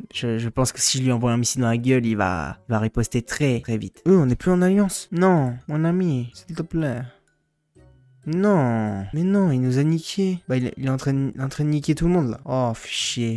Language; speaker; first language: French; native; French